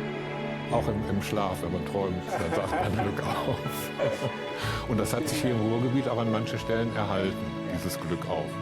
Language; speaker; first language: German; native; German